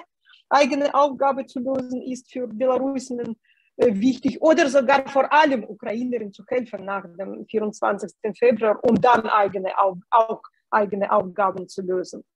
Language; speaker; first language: German; non-native, fluent; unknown